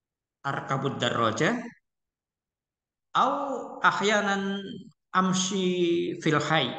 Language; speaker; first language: Arabic; non-native, fluent; Indonesian